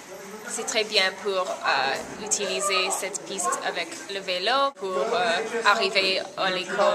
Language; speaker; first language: French; non-native, fluent; English